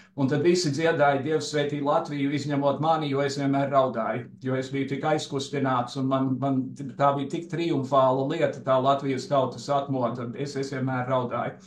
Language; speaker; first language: Latvian; early bilingual, heritage; Latvian